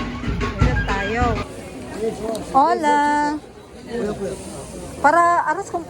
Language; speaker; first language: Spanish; non-native, learner; Filipino